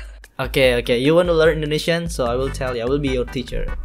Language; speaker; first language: English; non-native, learner; Indonesian